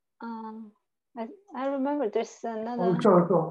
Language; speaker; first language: English; non-native, learner; Chinese